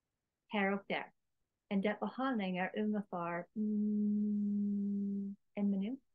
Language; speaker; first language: Swedish; non-native, learner; English